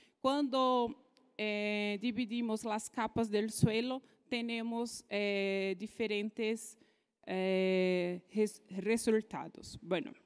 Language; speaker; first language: Spanish; non-native, fluent; Portuguese